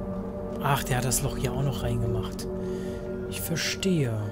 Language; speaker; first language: German; native; German